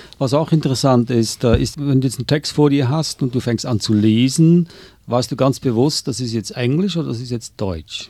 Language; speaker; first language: German; native; German